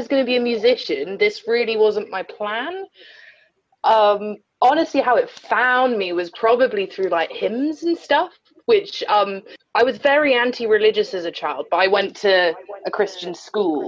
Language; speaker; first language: English; native; English